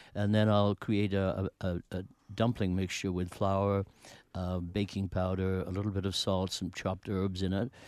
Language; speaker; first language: English; native; English